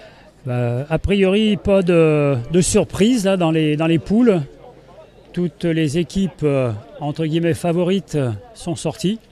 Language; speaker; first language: French; native; French